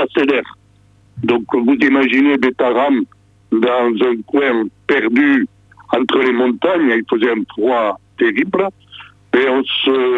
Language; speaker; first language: French; native; French